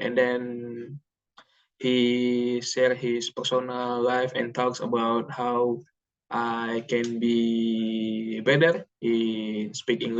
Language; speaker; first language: English; non-native, learner; Indonesian